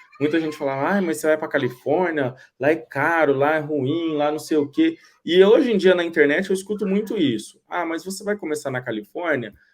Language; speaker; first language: Portuguese; native; Portuguese